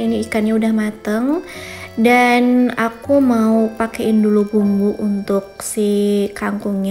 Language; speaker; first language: Indonesian; native; Indonesian